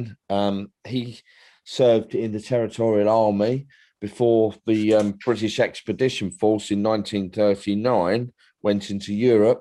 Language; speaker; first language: English; native; English